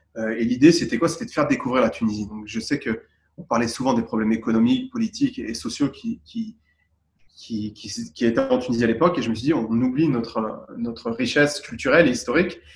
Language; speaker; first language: French; native; French